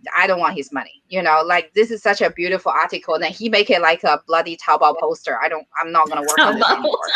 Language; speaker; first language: English; non-native, fluent; Chinese